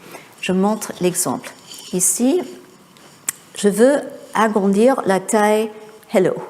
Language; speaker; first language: French; non-native, fluent; English